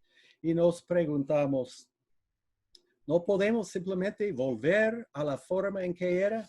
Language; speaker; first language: Spanish; non-native, fluent; English